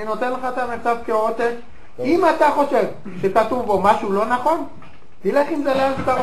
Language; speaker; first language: Hebrew; native; Hebrew